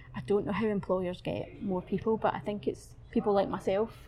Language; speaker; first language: English; native; English